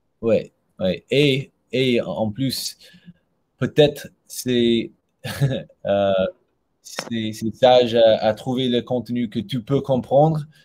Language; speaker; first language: French; non-native, learner; English